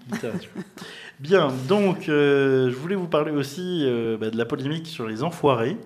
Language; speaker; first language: French; native; French